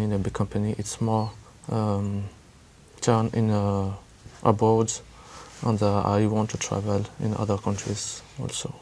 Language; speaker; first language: English; non-native, learner; French